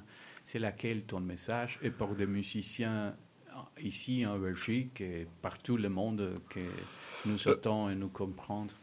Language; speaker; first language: French; non-native, learner; Spanish